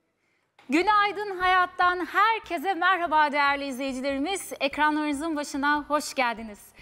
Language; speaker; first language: Turkish; native; Turkish